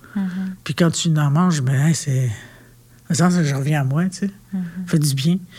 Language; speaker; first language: French; non-native, local second language; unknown